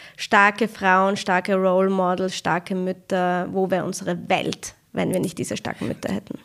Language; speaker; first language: German; early bilingual, other home language; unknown